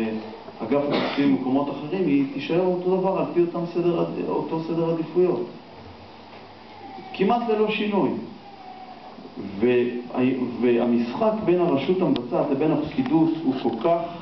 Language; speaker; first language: Hebrew; native; Hebrew